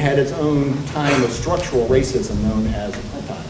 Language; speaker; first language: English; native; English